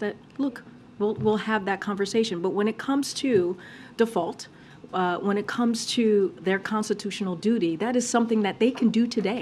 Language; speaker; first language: English; native; English